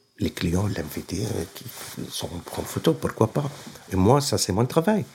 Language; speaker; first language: French; non-native, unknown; Arabic